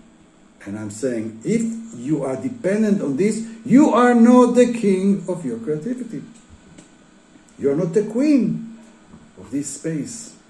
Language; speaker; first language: English; non-native, fluent; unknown